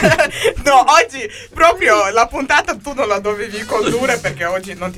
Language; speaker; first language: Italian; native; Italian